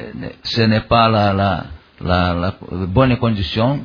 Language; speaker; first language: French; non-native, learner; Portuguese